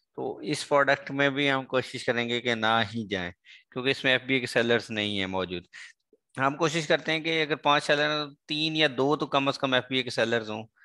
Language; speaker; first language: Urdu; non-native, local second language; Sindhi